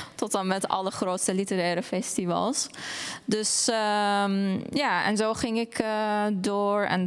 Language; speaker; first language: Dutch; non-native, fluent; Persian